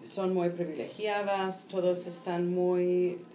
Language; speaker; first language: Spanish; non-native, fluent; English